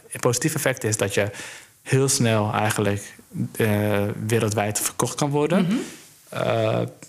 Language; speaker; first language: Dutch; early bilingual, other home language; Somali